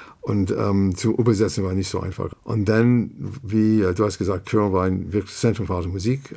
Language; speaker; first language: German; non-native, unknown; English